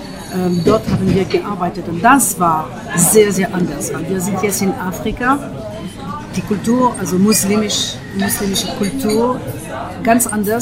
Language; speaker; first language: German; non-native, fluent; French